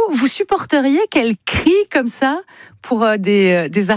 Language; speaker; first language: French; native; French